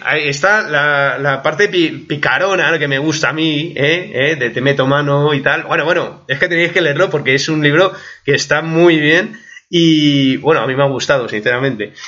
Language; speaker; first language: Spanish; native; Spanish